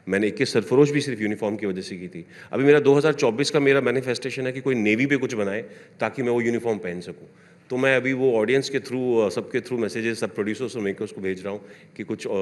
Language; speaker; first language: Hindi; native; Hindi